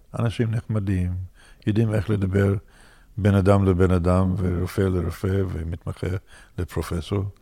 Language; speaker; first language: Hebrew; non-native, fluent; English